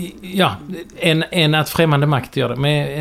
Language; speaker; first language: Swedish; native; Swedish